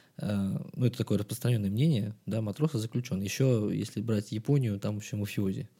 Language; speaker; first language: Russian; native; Russian